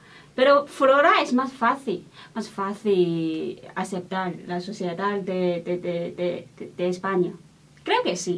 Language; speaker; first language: Spanish; non-native, learner; Chinese